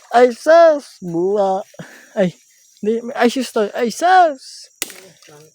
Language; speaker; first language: Filipino; non-native, local second language; Masbatenyo